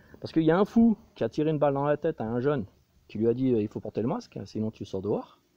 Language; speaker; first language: French; native; French